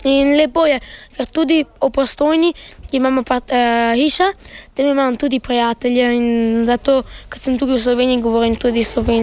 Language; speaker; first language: Slovenian; early bilingual, heritage; Italian